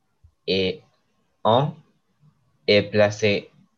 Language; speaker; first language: French; non-native, learner; Spanish